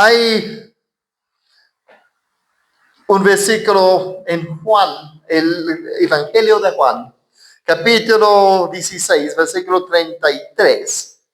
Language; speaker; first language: Spanish; non-native, fluent; English